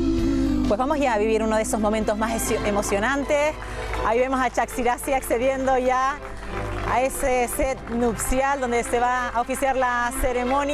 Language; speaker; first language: Spanish; native; Spanish